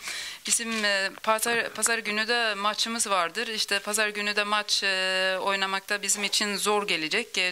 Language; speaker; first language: Turkish; early bilingual, other home language; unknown